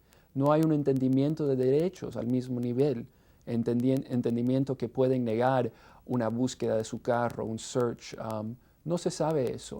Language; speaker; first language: Spanish; non-native, fluent; English